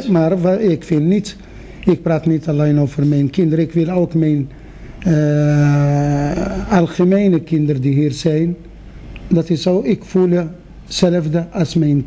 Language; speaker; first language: Dutch; non-native, fluent; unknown